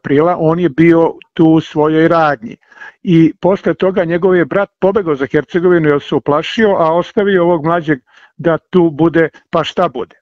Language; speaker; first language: Serbian; native; Serbian